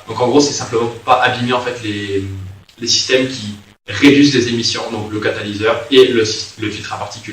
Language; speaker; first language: French; native; French